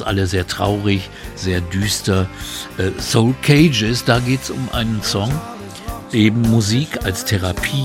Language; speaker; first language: German; native; German